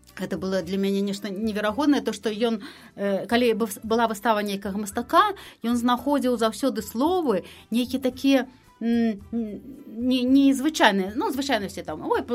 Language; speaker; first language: Belarusian; non-native, local second language; Russian